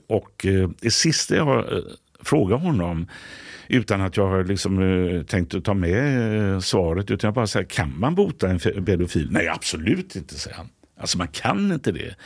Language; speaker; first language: Swedish; native; Swedish